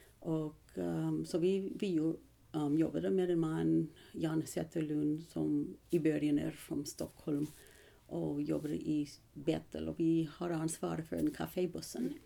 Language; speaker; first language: Swedish; non-native, learner; English